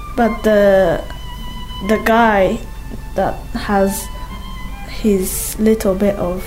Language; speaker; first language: English; non-native, fluent; Japanese